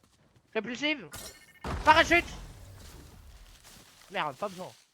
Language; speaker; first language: French; native; French